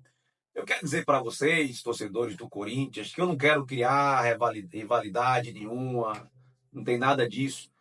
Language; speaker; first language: Portuguese; native; Portuguese